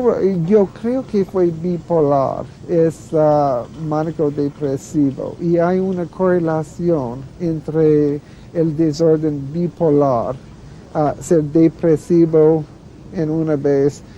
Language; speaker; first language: Spanish; non-native, fluent; English